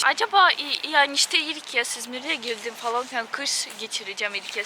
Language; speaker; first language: Turkish; non-native, fluent; Russian